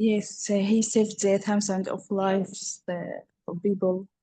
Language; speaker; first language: English; non-native, learner; Arabic